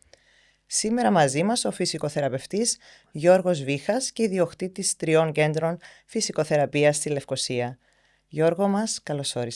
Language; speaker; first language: Greek; native; Greek